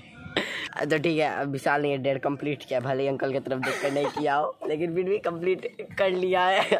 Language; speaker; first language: Hindi; native; Hindi